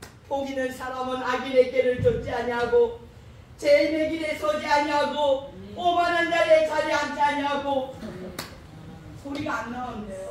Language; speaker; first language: Korean; native; Korean